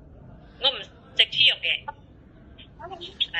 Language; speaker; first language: Cantonese; non-native, learner; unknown